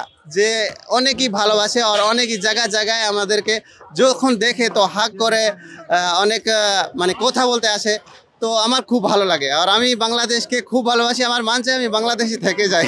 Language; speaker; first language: Bangla; non-native, fluent; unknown